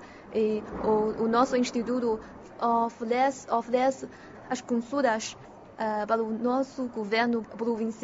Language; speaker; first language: Portuguese; non-native, fluent; Chinese